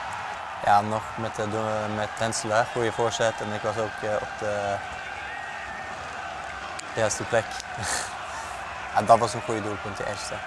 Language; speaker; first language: Dutch; non-native, fluent; Norwegian